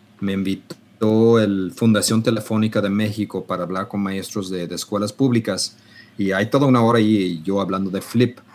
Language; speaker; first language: Spanish; non-native, fluent; English